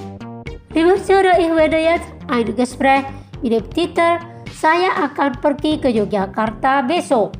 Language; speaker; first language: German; non-native, fluent; Indonesian